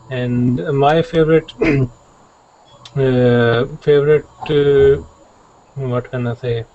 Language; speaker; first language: English; non-native, learner; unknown